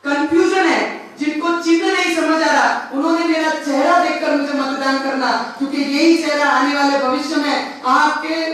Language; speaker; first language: Hindi; non-native, local second language; Marathi